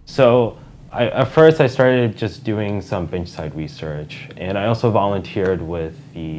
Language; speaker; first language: English; native; English